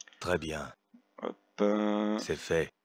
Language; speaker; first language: French; native; French